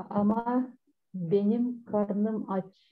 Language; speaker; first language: Turkish; non-native, learner; Kyrgyz